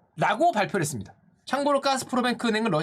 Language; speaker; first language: Korean; native; Korean